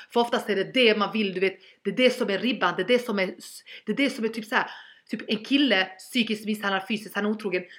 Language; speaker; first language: Swedish; early bilingual, other home language; Albanian